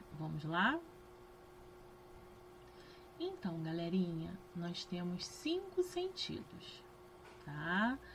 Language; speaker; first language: Portuguese; native; Portuguese